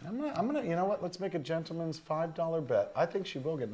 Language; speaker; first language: English; native; English